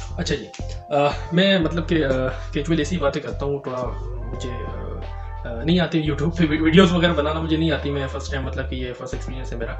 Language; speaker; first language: Urdu; native; Urdu